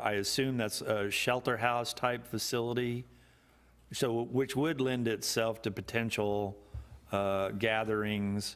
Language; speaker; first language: English; native; English